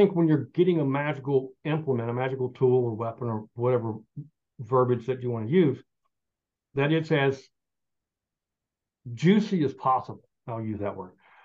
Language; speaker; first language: English; native; English